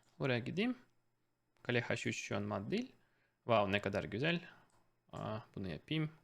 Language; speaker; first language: Turkish; non-native, fluent; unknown